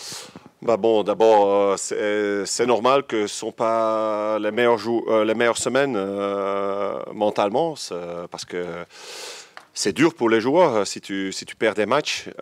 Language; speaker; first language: French; non-native, local second language; Dutch